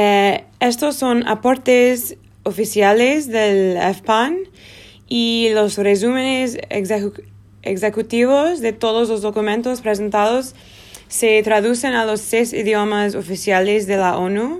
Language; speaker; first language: Spanish; non-native, learner; Portuguese